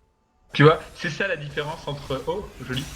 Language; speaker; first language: French; native; French